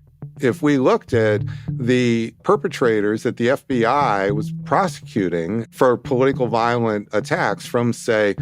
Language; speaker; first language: English; native; English